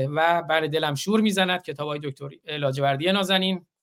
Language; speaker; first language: Persian; non-native, local second language; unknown